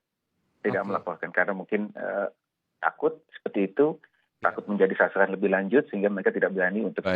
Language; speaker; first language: Indonesian; native; Indonesian